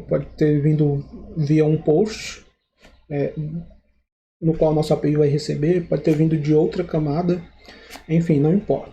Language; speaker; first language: Portuguese; native; Portuguese